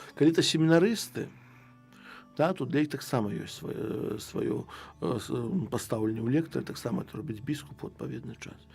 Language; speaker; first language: Belarusian; non-native, local second language; Russian